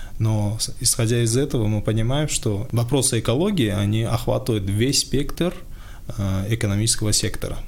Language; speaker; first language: Russian; non-native, local second language; Tajik